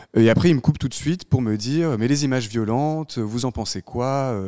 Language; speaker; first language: French; native; French